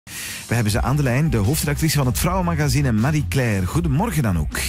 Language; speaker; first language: Dutch; native; Dutch